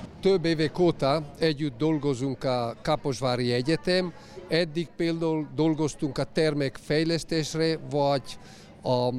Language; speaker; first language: Hungarian; non-native, learner; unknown